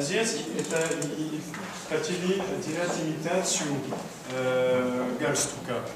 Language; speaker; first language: Russian; non-native, learner; French